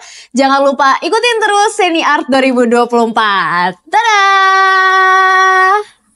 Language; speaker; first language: Indonesian; native; Indonesian